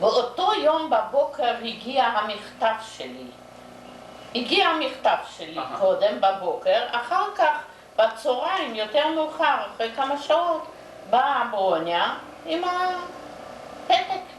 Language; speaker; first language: Hebrew; non-native, fluent; Yiddish